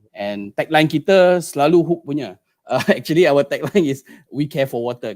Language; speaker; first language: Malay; non-native, local second language; Chinese